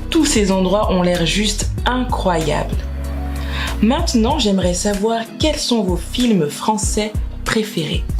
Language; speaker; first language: French; non-native, fluent; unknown